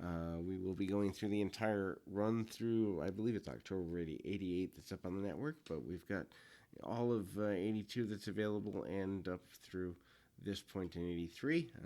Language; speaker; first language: English; native; English